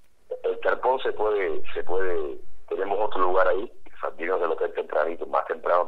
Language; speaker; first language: Spanish; native; Spanish